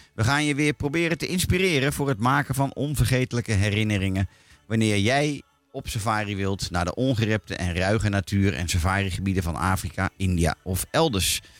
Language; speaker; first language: Dutch; native; Dutch